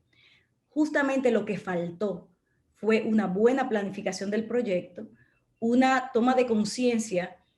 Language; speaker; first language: Spanish; native; Spanish